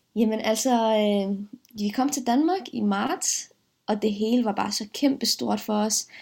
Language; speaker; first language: Danish; early bilingual, other home language; Arabic